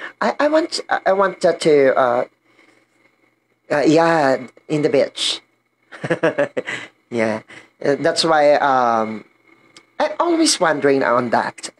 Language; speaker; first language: English; non-native, learner; Filipino